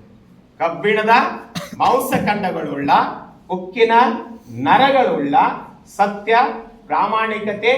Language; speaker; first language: Kannada; native; Kannada